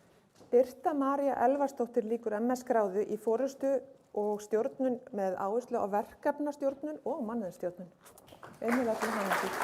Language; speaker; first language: Icelandic; native; Icelandic